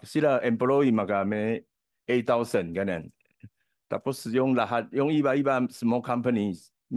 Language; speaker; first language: Filipino; non-native, learner; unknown